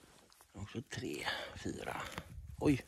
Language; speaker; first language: Swedish; non-native, learner; Thai